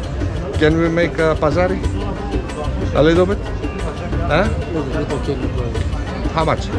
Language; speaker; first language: English; non-native, learner; Greek